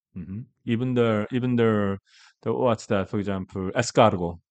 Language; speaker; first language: English; non-native, learner; Korean